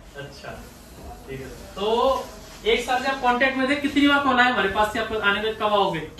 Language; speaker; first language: Hindi; native; Hindi